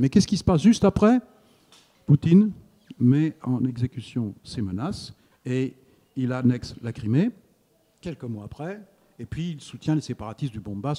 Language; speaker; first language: French; native; French